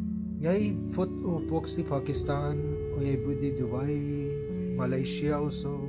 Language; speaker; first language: Norwegian; non-native, fluent; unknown